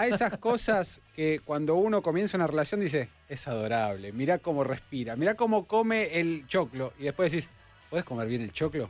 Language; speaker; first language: Spanish; native; Spanish